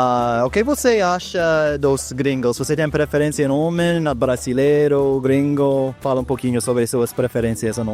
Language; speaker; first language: Portuguese; non-native, learner; English